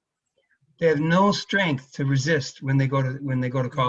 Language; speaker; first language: English; native; English